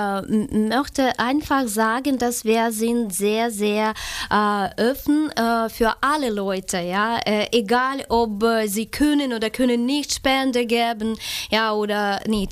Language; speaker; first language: German; non-native, learner; Ukrainian